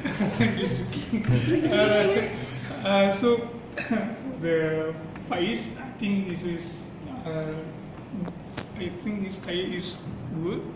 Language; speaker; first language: English; non-native, local second language; Malay